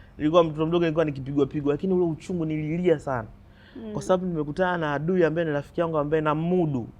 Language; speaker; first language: Swahili; native; Swahili